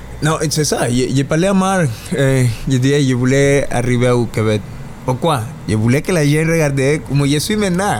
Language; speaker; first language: French; non-native, learner; Spanish